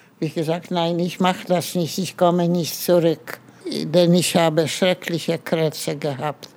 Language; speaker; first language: German; non-native, fluent; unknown